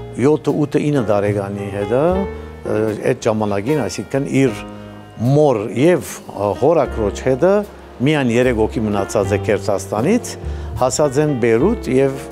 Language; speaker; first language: Armenian; early bilingual, heritage; Armenian